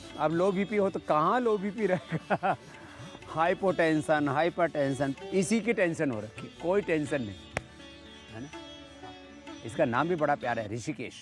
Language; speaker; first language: Hindi; native; Hindi